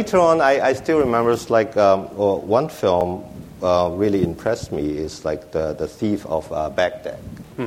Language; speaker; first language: English; non-native, local second language; Wu Chinese